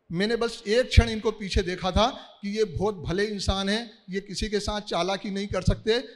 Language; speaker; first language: Hindi; native; Hindi